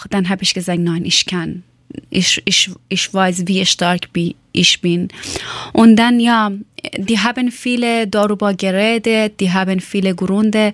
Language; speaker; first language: German; non-native, learner; Persian